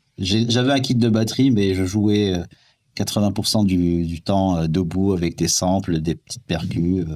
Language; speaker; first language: French; non-native, local second language; Arabic